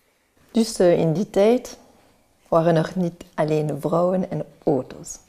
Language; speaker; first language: Dutch; non-native, local second language; French